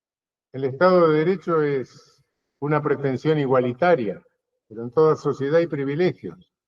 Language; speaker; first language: Spanish; native; Spanish